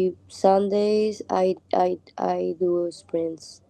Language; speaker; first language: English; non-native, learner; Spanish